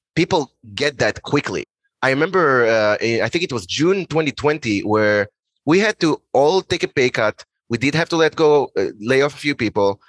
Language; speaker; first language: English; non-native, fluent; Hebrew